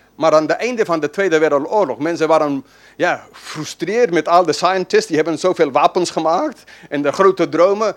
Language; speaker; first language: Dutch; non-native, fluent; English